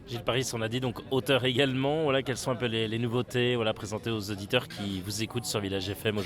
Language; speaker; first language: French; native; French